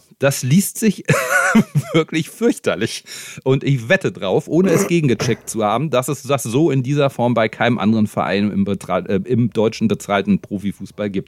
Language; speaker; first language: German; native; German